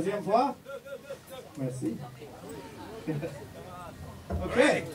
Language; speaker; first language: French; non-native, learner; English